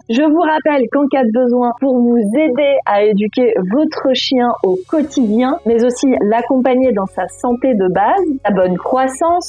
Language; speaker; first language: French; native; French